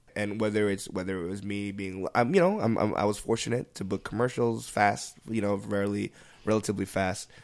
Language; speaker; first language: English; native; English